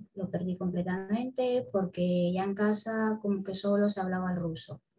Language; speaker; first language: Spanish; early bilingual, other home language; Russian